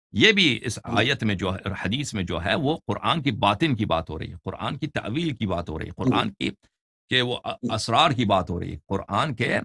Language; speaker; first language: Urdu; non-native, fluent; Persian